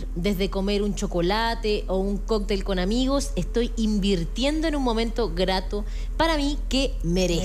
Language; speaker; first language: Spanish; native; Spanish